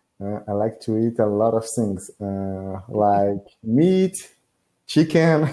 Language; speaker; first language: English; non-native, learner; Portuguese